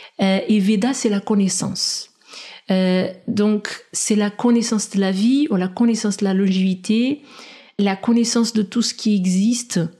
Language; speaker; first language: French; non-native, fluent; Portuguese